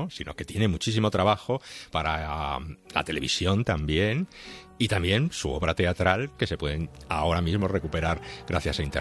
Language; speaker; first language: Spanish; native; Spanish